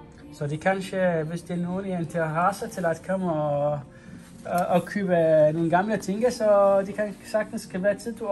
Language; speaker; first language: Danish; non-native, learner; Arabic